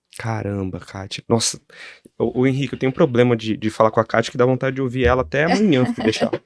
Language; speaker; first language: Portuguese; native; Portuguese